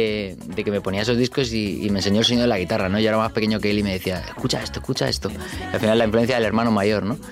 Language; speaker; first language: Spanish; native; Spanish